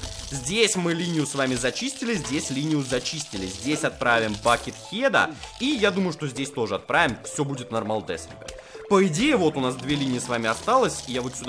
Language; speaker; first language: Russian; native; Russian